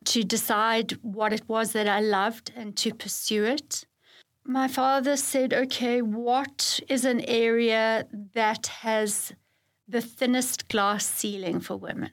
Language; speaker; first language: English; native; English